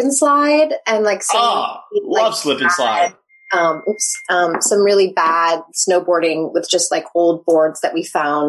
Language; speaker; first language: English; native; English